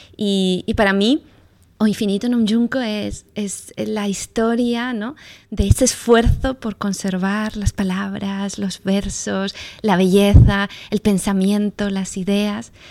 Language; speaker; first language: Spanish; native; Spanish